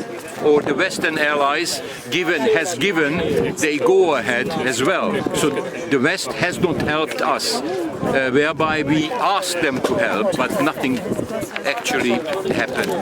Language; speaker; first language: English; non-native, fluent; Hungarian